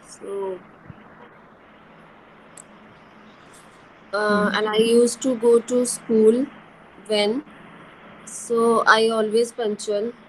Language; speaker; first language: English; non-native, learner; Hindi